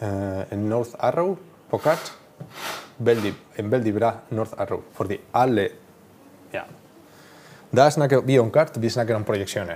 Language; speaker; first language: Norwegian; non-native, learner; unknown